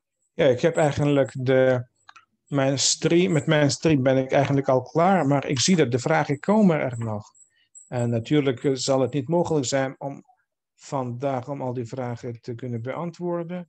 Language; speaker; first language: Dutch; non-native, fluent; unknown